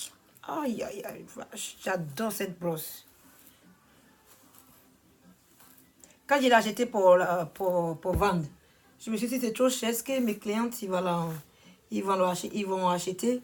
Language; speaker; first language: French; non-native, learner; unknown